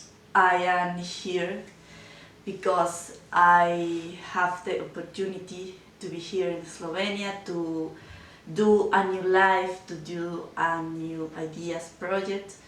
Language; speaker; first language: English; non-native, learner; Spanish